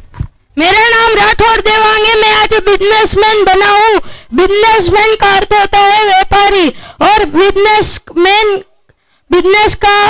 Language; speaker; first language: Hindi; non-native, local second language; Gujarati